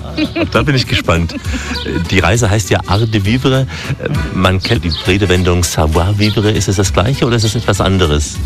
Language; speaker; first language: German; native; German